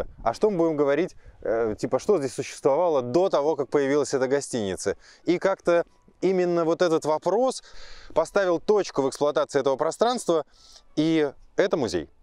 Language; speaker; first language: Russian; native; Russian